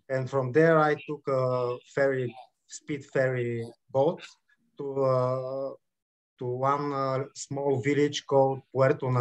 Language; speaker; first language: English; non-native, learner; Bulgarian